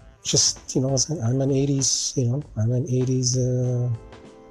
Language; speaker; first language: English; non-native, local second language; Filipino